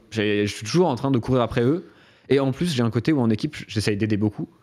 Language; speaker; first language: French; native; French